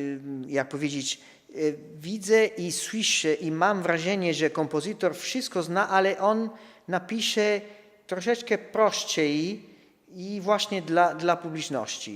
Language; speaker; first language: Polish; non-native, fluent; Italian